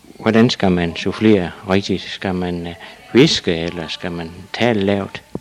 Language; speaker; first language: Danish; native; Danish